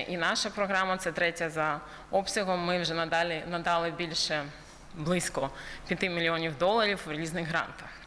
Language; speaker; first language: Ukrainian; early bilingual, heritage; Ukrainian